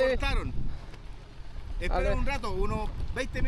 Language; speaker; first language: Spanish; native; Spanish